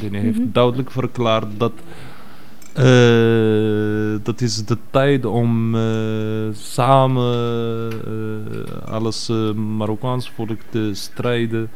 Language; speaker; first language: Dutch; non-native, fluent; Arabic